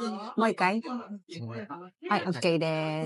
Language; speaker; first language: Japanese; non-native, learner; Filipino